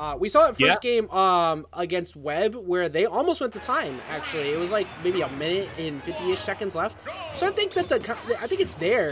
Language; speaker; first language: English; native; English